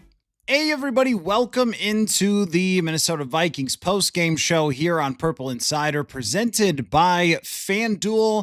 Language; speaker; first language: English; native; English